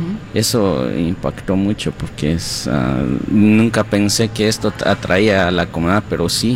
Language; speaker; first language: Spanish; non-native, local second language; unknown